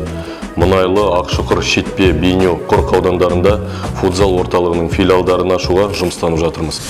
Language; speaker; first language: Kazakh; native; Kazakh